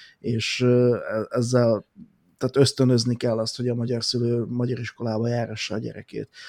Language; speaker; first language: Hungarian; native; Hungarian